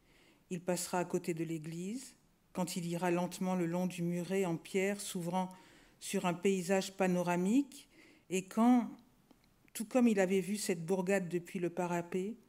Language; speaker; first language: French; native; French